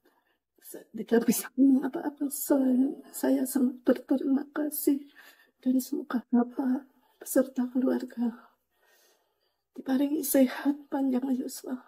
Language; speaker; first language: Indonesian; non-native, local second language; Javanese